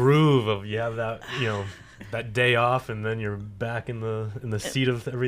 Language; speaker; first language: English; native; English